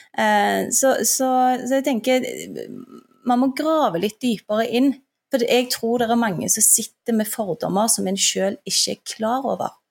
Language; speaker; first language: Norwegian; early bilingual, other home language; Turkish